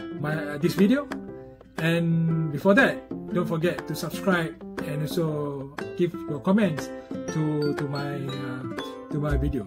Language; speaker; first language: English; non-native, local second language; Malay